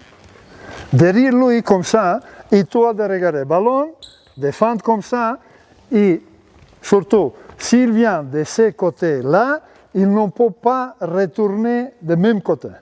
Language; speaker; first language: French; non-native, learner; Serbian